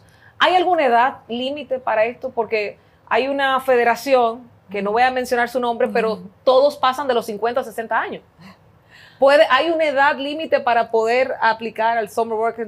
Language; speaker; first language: Spanish; native; Spanish